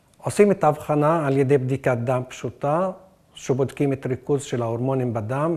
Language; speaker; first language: Hebrew; non-native, local second language; Arabic